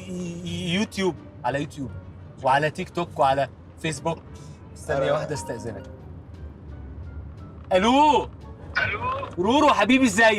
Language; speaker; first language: Arabic; native; Arabic